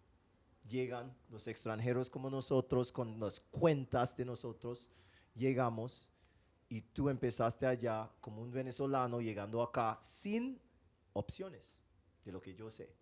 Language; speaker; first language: Spanish; non-native, fluent; English